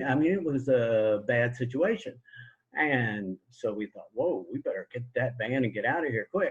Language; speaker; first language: English; native; English